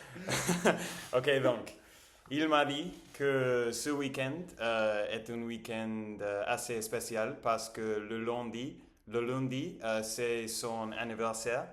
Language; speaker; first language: French; non-native, learner; English